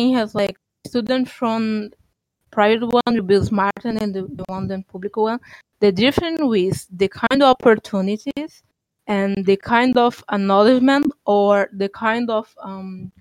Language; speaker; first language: English; non-native, fluent; Portuguese